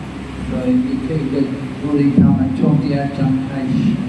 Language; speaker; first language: Chinese; non-native, fluent; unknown